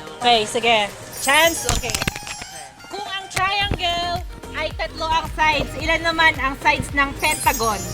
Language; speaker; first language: Filipino; native; Filipino